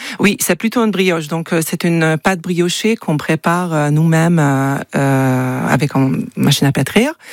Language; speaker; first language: French; non-native, fluent; Hungarian